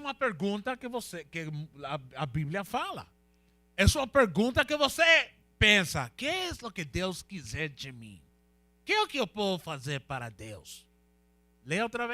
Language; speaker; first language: Portuguese; non-native, learner; Spanish